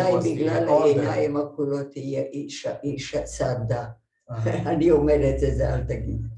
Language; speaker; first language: Hebrew; non-native, fluent; Hungarian